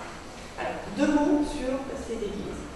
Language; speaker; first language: French; native; French